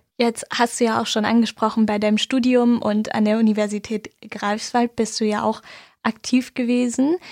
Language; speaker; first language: German; native; German